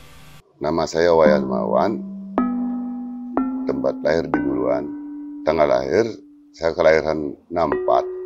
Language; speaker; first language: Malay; non-native, local second language; Balinese